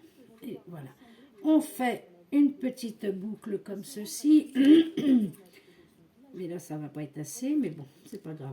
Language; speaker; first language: French; native; French